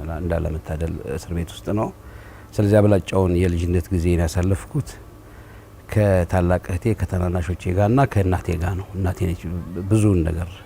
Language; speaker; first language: Amharic; native; Amharic